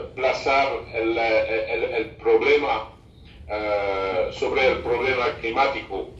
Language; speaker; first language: Spanish; non-native, fluent; French